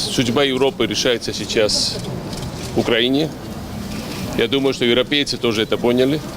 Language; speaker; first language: Ukrainian; non-native, learner; Georgian